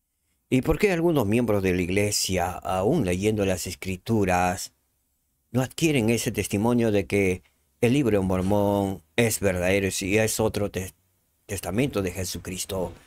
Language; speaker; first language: Spanish; native; Spanish